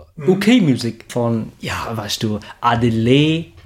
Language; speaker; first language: German; non-native, learner; Vietnamese